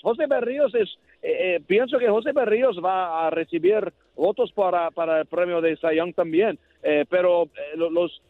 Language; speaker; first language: Spanish; non-native, learner; English